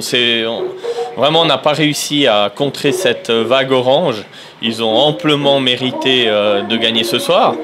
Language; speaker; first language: French; native; French